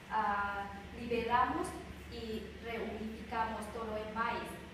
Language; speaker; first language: Spanish; non-native, learner; Vietnamese